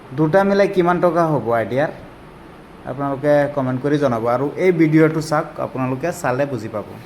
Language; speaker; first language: Assamese; native; Assamese